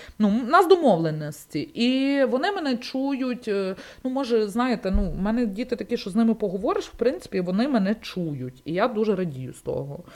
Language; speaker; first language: Ukrainian; native; Ukrainian